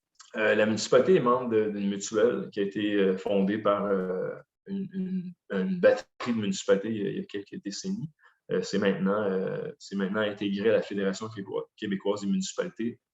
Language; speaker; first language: French; native; French